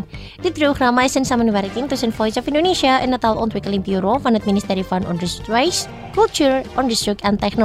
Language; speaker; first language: Dutch; non-native, learner; Indonesian